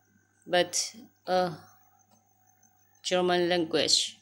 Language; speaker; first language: English; non-native, learner; Thai